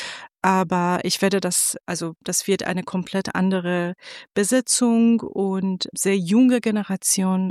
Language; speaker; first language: German; non-native, fluent; Persian